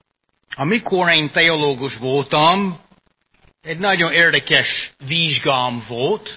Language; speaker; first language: Hungarian; non-native, fluent; English